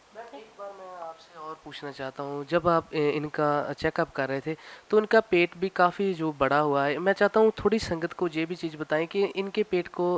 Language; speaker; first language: Hindi; non-native, local second language; Punjabi